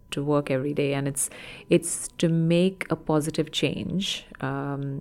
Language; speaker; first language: English; non-native, local second language; Hindi